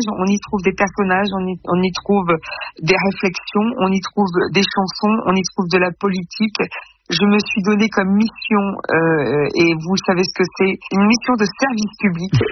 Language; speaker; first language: French; native; French